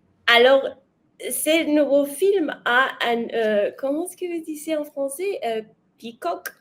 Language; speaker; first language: French; non-native, learner; Spanish